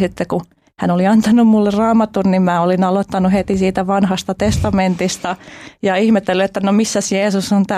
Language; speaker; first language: Finnish; early bilingual, other home language; Albanian